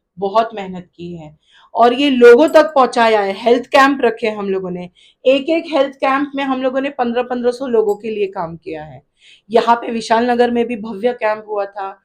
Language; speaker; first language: Hindi; non-native, local second language; Gujarati